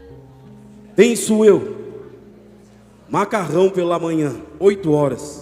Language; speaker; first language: Portuguese; native; Portuguese